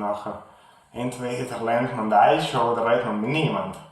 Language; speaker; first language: German; non-native, learner; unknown